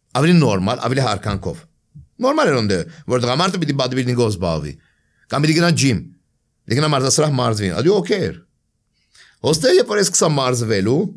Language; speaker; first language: Armenian; early bilingual, heritage; Armenian